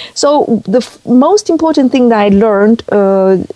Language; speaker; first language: English; non-native, fluent; Chinese